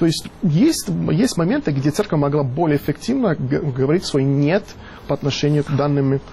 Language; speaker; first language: Russian; non-native, fluent; Italian